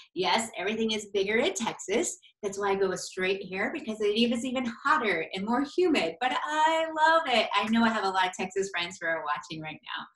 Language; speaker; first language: English; native; English